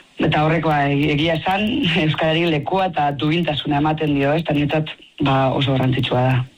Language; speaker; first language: Basque; non-native, local second language; Spanish